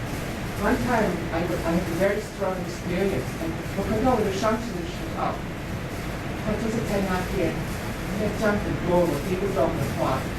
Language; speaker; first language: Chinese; non-native, fluent; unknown